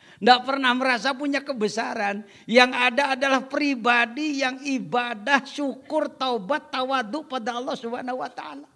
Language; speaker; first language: Indonesian; non-native, local second language; Sundanese